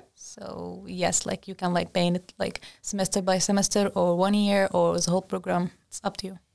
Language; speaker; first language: English; non-native, fluent; Arabic